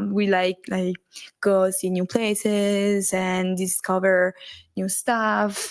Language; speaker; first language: English; non-native, learner; Italian